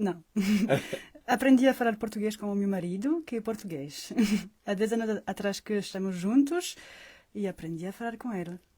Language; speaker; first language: Portuguese; non-native, fluent; French